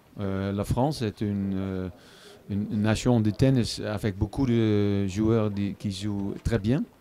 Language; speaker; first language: French; non-native, learner; Dutch